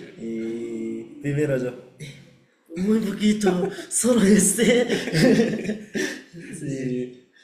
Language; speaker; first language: Spanish; non-native, learner; Japanese